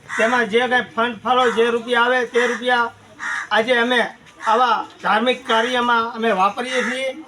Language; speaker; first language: Gujarati; native; Gujarati